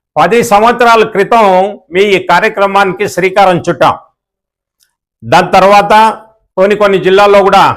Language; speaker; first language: Telugu; non-native, local second language; Lambadi